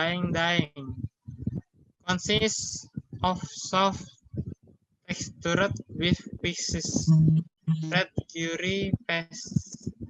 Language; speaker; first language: English; non-native, learner; Indonesian